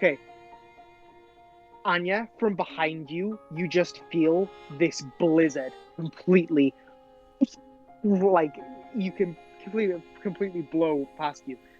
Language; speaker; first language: English; native; English